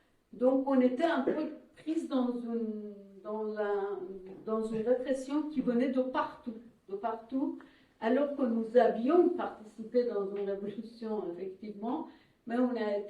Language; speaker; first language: French; non-native, fluent; Persian